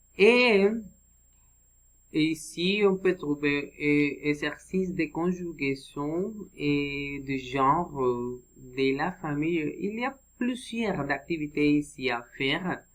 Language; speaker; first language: French; non-native, learner; Spanish